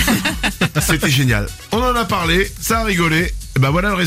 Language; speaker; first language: French; native; French